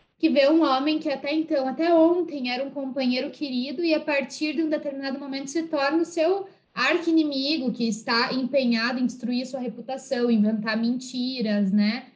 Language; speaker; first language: Portuguese; native; Portuguese